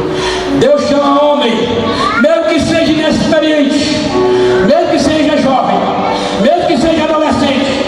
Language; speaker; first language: Portuguese; native; Portuguese